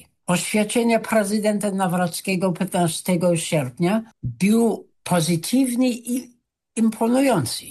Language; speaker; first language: Polish; non-native, fluent; English